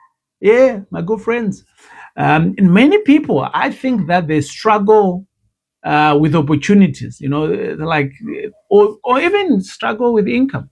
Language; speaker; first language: English; non-native, local second language; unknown